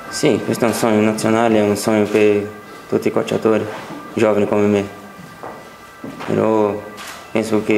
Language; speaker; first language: Italian; non-native, learner; Portuguese